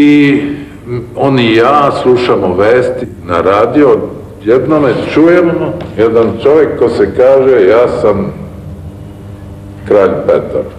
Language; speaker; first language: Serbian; early bilingual, heritage; Serbian